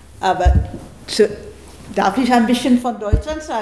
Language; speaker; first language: German; non-native, learner; English